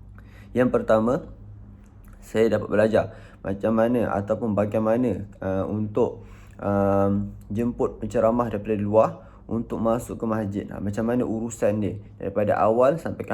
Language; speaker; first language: Malay; native; Malay